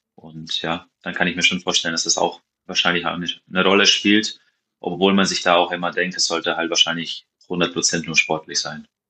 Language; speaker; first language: German; non-native, fluent; Slovenian